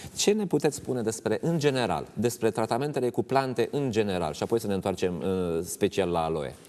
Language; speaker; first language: Romanian; native; Romanian